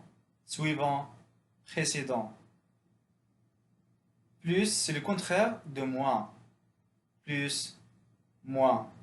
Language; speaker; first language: French; non-native, fluent; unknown